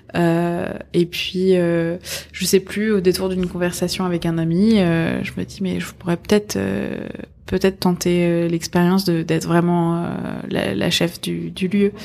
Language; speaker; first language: French; early bilingual, other home language; Persian